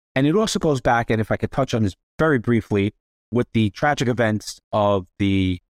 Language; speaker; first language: English; native; English